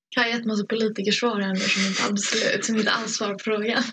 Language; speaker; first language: Swedish; early bilingual, other home language; Persian